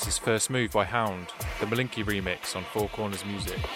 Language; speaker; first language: English; native; English